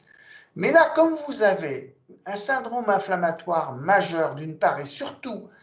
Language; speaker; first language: French; native; French